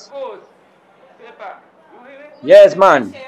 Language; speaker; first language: English; non-native, fluent; Spanish